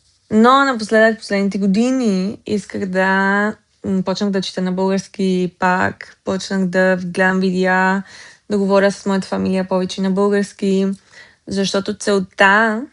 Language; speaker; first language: Bulgarian; early bilingual, heritage; Bulgarian